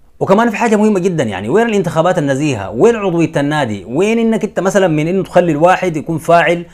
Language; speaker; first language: Arabic; native; Arabic